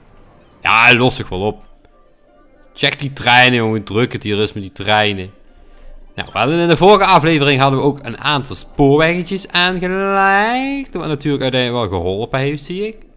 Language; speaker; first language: Dutch; native; Dutch